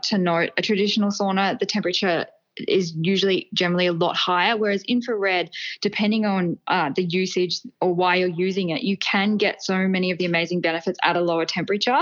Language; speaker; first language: English; native; English